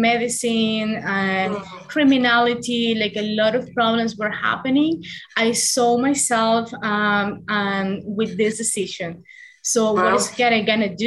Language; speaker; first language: English; non-native, fluent; Spanish